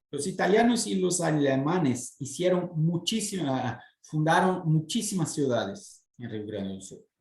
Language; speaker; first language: Spanish; non-native, fluent; Portuguese